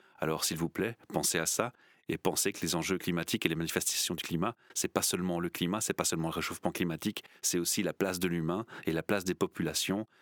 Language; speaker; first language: French; native; French